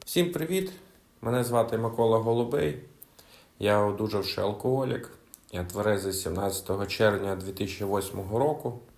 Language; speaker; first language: Ukrainian; non-native, local second language; Russian